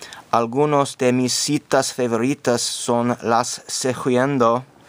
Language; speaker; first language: Spanish; non-native, learner; English